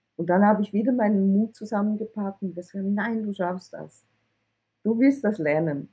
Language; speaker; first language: German; early bilingual, other home language; Persian